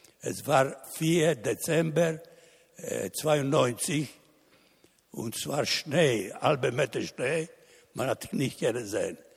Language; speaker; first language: German; non-native, learner; Italian